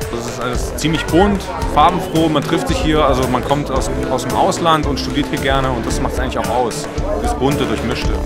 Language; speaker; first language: German; native; German